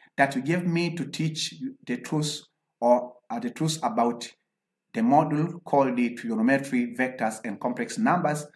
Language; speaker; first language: English; non-native, local second language; Swahili